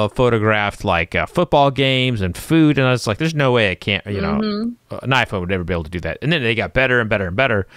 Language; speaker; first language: English; native; English